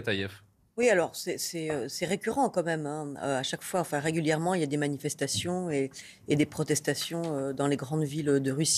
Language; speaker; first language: French; native; French